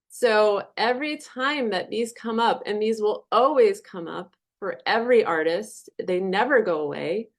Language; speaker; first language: English; native; English